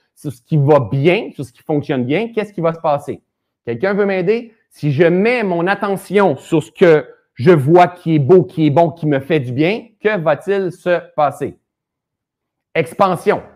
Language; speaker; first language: French; native; French